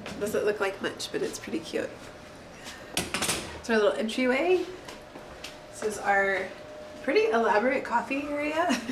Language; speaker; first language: English; native; English